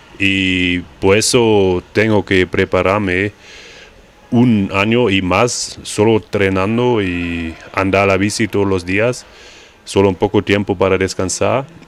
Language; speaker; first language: Spanish; non-native, learner; German